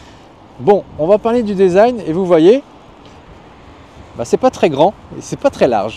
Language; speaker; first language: French; native; French